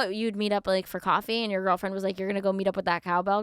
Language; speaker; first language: English; native; English